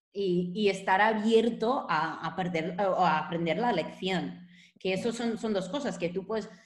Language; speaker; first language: Spanish; non-native, fluent; English